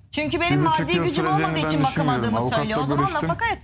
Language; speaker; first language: Turkish; native; Turkish